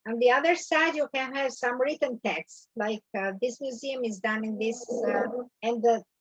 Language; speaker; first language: English; non-native, learner; Albanian